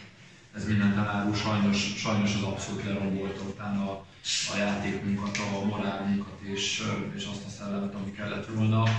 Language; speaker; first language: Hungarian; native; Hungarian